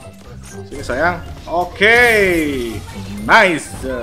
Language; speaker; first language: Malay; non-native, local second language; Sundanese